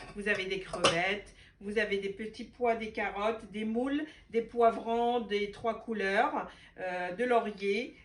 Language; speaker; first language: French; non-native, local second language; Arabic